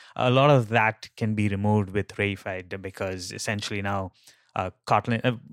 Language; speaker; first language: English; non-native, local second language; Tamil